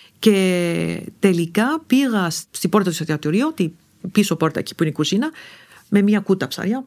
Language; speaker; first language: Greek; non-native, fluent; Arabic